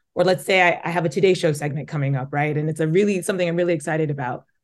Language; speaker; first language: English; native; English